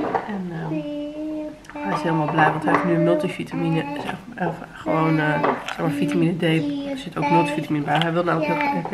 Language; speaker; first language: Dutch; native; Dutch